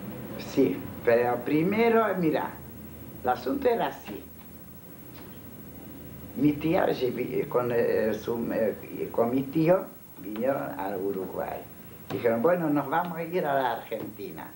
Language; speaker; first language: Spanish; non-native, fluent; Hungarian